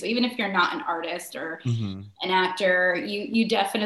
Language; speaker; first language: English; native; English